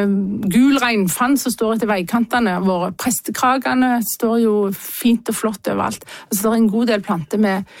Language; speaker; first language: Norwegian; native; Norwegian